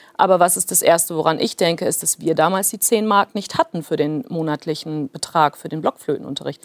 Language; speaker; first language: German; early bilingual, other home language; Plautdietsch